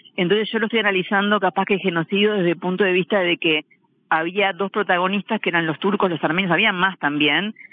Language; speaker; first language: Spanish; native; Spanish